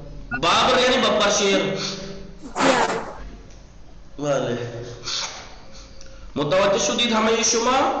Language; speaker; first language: Persian; non-native, fluent; Urdu